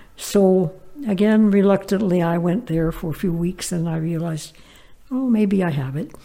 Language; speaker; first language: English; native; English